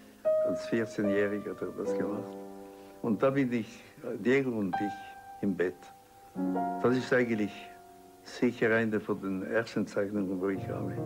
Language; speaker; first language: German; non-native, local second language; Italian